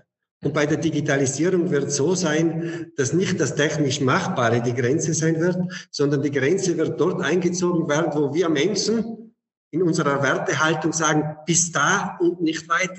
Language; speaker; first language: German; native; German